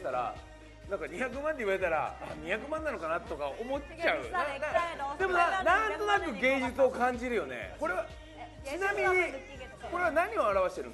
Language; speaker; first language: Japanese; native; Japanese